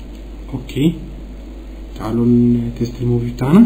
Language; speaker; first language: Arabic; native; Arabic